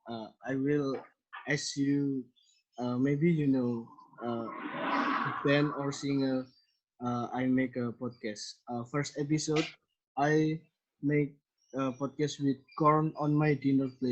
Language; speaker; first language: English; non-native, learner; Indonesian